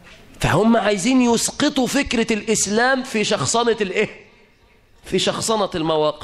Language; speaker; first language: Arabic; native; Arabic